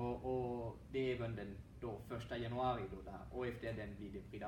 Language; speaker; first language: Swedish; non-native, fluent; French